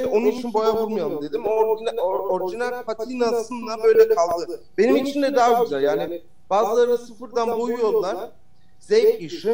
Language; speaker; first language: Turkish; early bilingual, heritage; Turkish